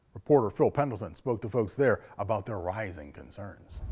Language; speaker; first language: English; native; English